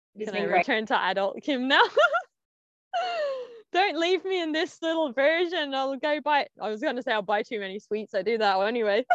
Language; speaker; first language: English; native; English